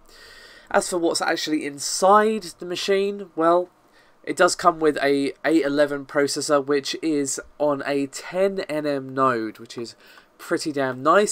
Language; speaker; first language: English; native; English